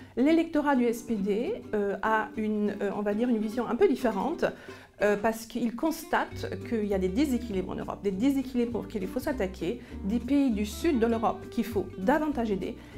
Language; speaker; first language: French; non-native, fluent; German